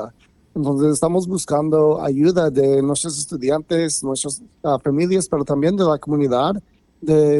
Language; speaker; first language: Spanish; non-native, fluent; English